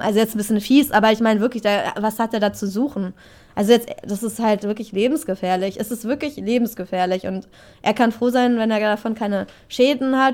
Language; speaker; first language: German; native; German